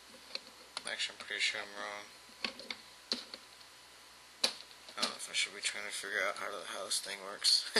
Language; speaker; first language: English; native; English